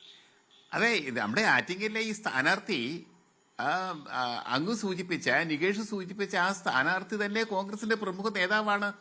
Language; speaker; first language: Malayalam; native; Malayalam